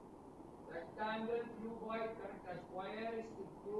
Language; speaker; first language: English; non-native, local second language; Tamil